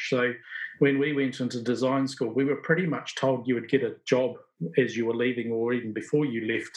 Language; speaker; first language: English; native; English